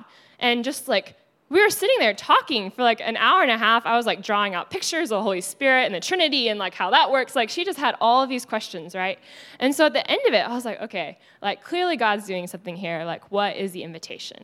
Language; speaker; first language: English; native; English